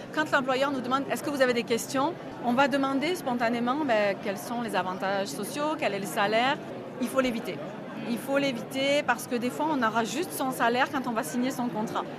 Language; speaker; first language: French; native; French